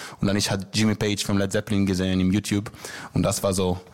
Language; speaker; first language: German; non-native, learner; Hebrew